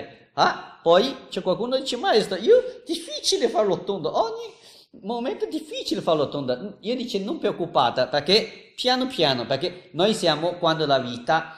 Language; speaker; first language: Italian; non-native, learner; Chinese